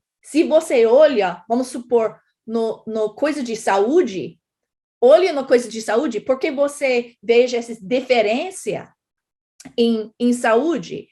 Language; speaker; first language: Portuguese; non-native, fluent; English